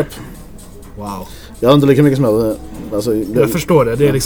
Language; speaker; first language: Swedish; native; Swedish